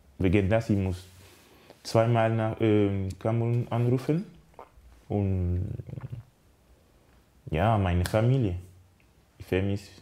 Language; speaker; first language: German; non-native, learner; French